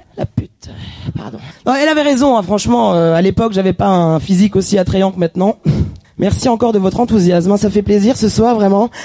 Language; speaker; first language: French; native; French